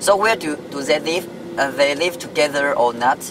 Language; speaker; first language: English; non-native, learner; Chinese